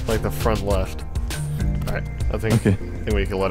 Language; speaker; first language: English; native; English